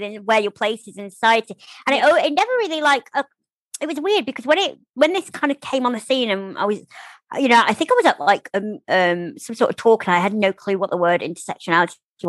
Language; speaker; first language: English; native; English